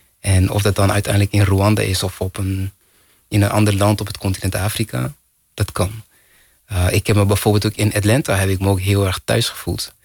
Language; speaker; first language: Dutch; non-native, fluent; Kinyarwanda